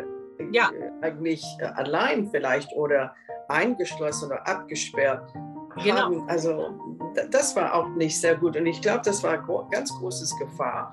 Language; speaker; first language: German; non-native, fluent; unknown